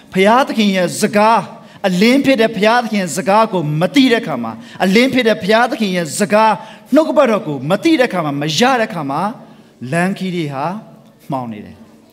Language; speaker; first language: Burmese; non-native, local second language; Tedim Chin